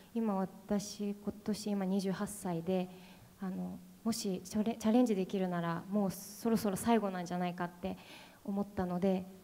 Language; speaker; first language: Japanese; native; Japanese